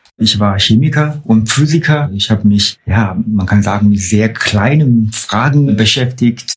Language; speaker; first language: German; non-native, fluent; Chinese